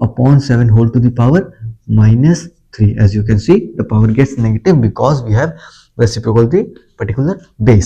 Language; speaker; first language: English; non-native, local second language; Hindi